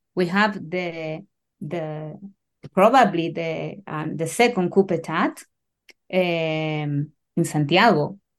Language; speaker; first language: English; non-native, learner; Spanish